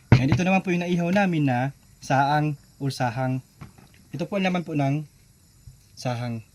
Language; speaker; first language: Filipino; non-native, local second language; Bikol